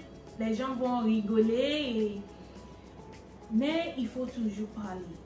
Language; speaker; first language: French; non-native, fluent; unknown